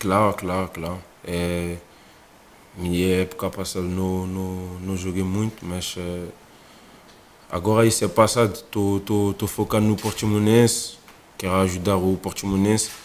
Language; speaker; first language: Portuguese; non-native, fluent; French